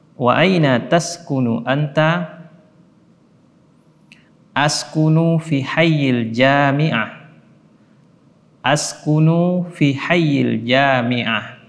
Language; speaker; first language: Arabic; non-native, fluent; Indonesian